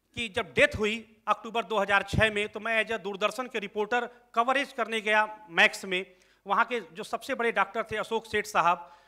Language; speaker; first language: Hindi; native; Hindi